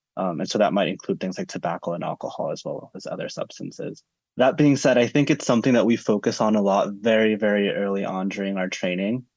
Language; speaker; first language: English; early bilingual, other home language; Spanish